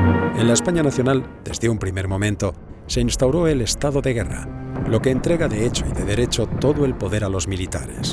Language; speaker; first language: Spanish; native; Spanish